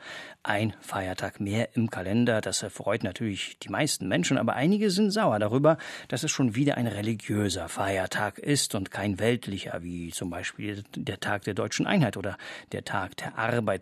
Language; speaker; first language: German; native; German